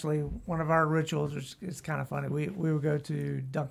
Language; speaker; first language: English; native; English